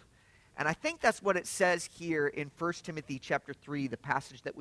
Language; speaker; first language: English; native; English